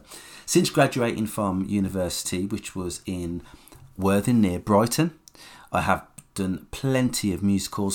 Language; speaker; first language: English; native; English